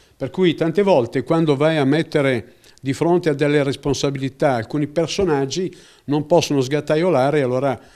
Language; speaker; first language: Italian; native; Italian